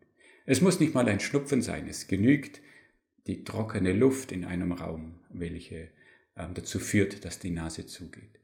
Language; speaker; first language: German; native; German